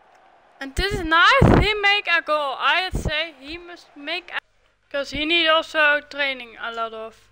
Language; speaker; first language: English; non-native, learner; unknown